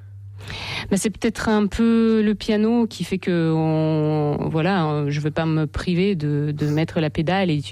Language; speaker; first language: French; non-native, fluent; Russian